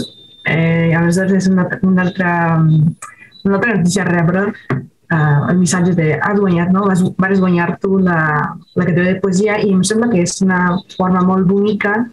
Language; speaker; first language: Catalan; non-native, fluent; Spanish